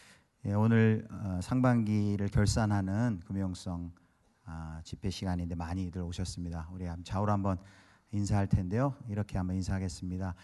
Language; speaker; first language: Korean; native; Korean